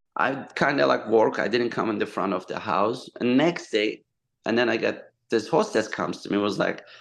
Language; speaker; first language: English; non-native, fluent; Turkish